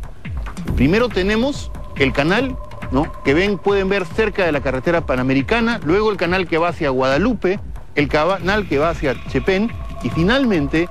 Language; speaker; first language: Spanish; native; Spanish